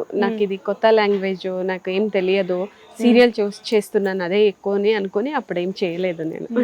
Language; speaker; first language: Telugu; non-native, fluent; Tamil